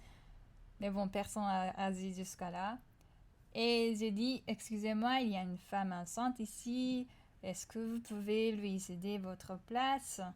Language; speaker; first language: French; non-native, fluent; Japanese